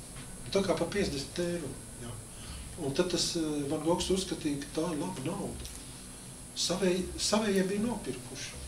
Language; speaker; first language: Latvian; native; Latvian